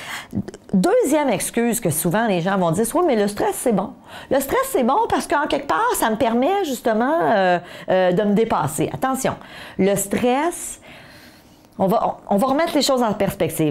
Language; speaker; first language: French; native; French